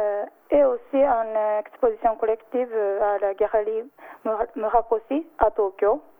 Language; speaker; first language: French; non-native, learner; Japanese